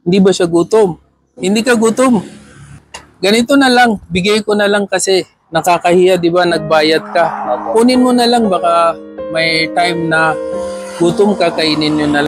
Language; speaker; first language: Filipino; non-native, learner; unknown